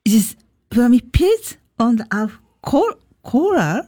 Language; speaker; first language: German; non-native, learner; Japanese